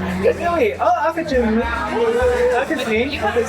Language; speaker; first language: English; non-native, learner; Korean